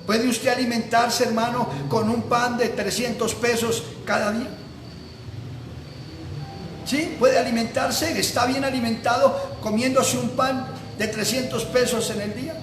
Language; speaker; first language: Spanish; native; Spanish